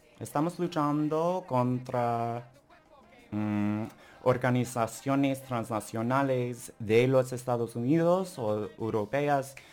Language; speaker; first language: Spanish; non-native, learner; English